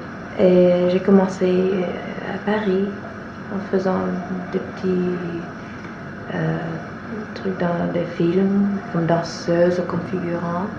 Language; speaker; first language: French; non-native, fluent; English